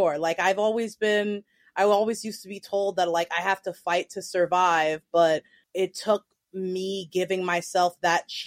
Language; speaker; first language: English; native; English